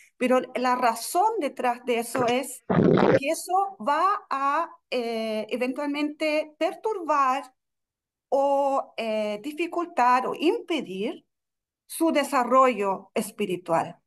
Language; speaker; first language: Spanish; non-native, fluent; Russian